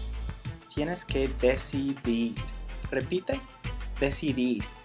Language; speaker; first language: Spanish; non-native, fluent; English